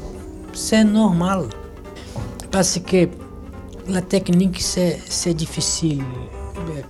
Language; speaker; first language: French; non-native, fluent; Portuguese